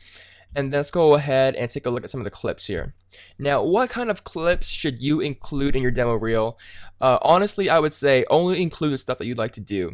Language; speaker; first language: English; native; English